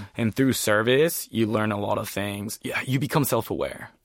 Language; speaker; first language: English; early bilingual, other home language; Spanish